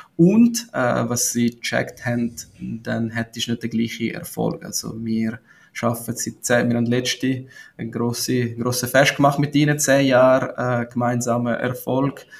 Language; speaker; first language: German; non-native, local second language; Italian